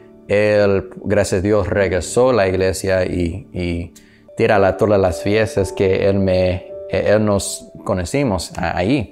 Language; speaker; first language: Spanish; non-native, learner; English